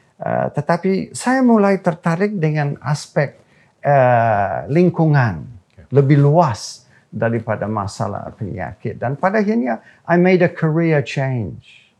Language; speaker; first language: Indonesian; non-native, fluent; English